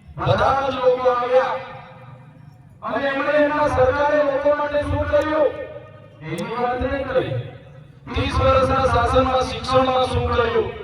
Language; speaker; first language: Gujarati; non-native, local second language; Bhili